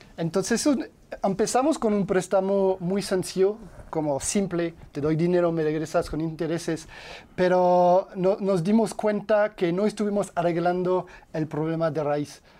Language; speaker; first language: Spanish; non-native, fluent; French